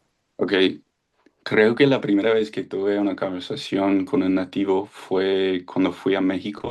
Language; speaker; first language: Spanish; non-native, fluent; English